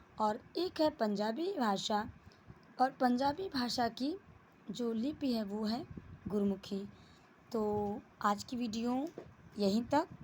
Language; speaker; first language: Hindi; native; Hindi